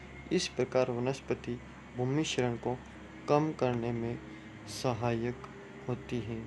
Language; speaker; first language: Hindi; native; Hindi